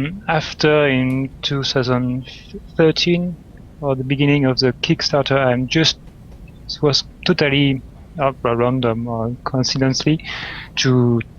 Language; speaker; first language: English; non-native, learner; French